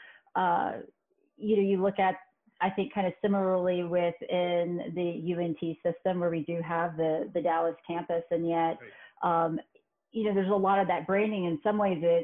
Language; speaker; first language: English; native; English